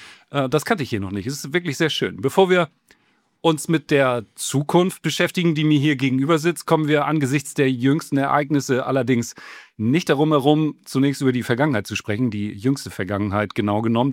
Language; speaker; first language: German; native; German